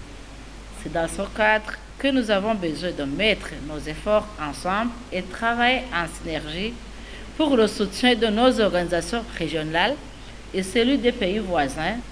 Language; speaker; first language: French; non-native, local second language; Rundi